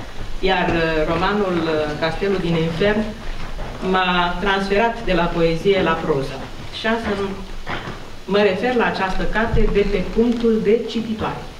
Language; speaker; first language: Romanian; native; Romanian